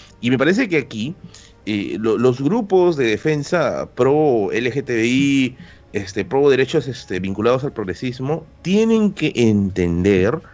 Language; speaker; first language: Spanish; native; Spanish